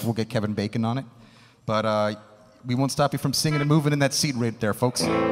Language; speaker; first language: English; native; English